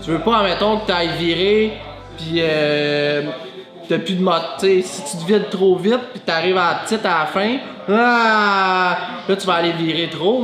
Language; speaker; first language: French; native; French